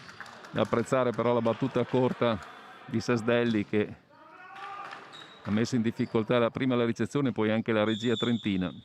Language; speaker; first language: Italian; native; Italian